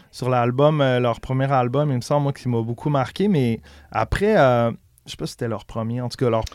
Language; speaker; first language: French; native; French